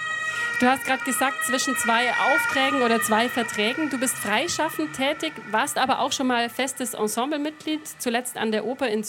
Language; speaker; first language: German; native; German